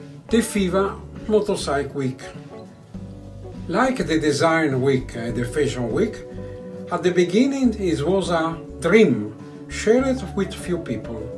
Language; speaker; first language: English; non-native, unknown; Italian